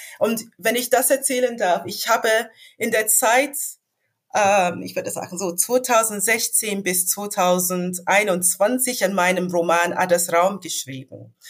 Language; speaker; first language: German; non-native, fluent; English